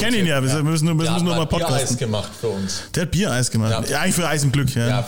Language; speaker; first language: German; native; German